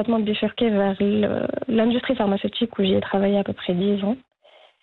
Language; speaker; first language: French; non-native, local second language; Arabic